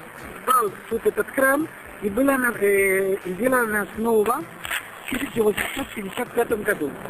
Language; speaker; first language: Russian; non-native, learner; Italian